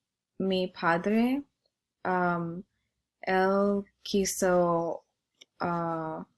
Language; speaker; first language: Spanish; non-native, learner; English